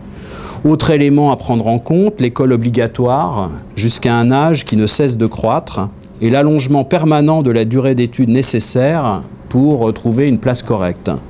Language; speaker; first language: French; native; French